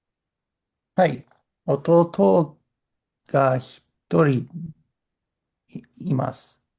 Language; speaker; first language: Japanese; non-native, learner; English